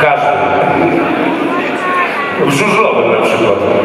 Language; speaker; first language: Polish; native; Polish